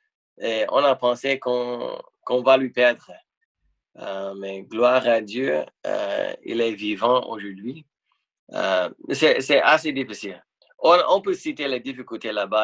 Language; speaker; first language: French; non-native, fluent; English